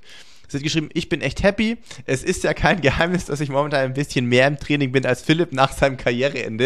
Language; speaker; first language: German; native; German